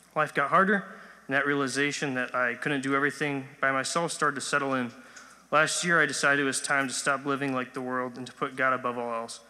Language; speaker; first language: English; native; English